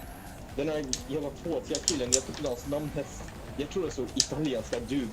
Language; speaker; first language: Swedish; native; Swedish